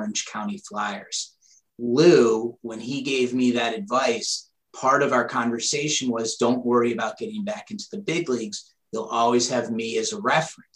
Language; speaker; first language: English; native; English